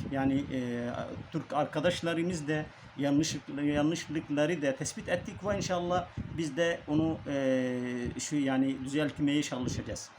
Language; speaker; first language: Turkish; non-native, learner; Arabic